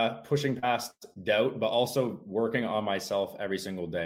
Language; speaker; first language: English; native; English